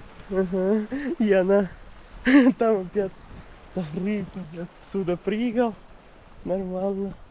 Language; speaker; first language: Russian; non-native, learner; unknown